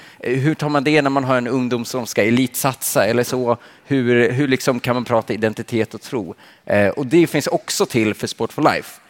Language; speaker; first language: Swedish; early bilingual, other home language; Finnish